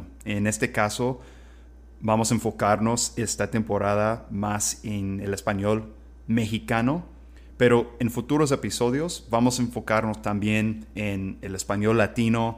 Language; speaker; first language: Spanish; non-native, fluent; English